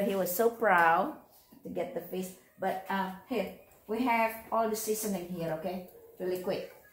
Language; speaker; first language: English; non-native, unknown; Indonesian